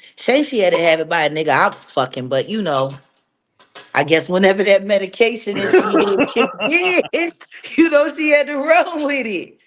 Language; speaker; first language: English; native; English